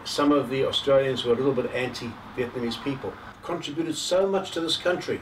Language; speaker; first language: English; native; English